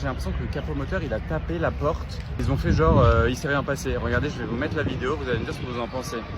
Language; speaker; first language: French; native; French